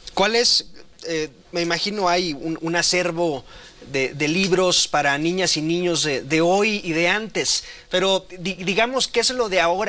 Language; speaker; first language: Spanish; native; Spanish